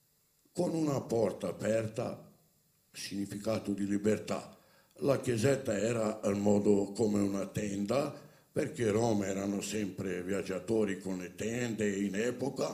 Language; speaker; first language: Italian; non-native, fluent; Romany